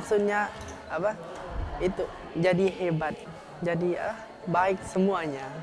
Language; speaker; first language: Indonesian; non-native, learner; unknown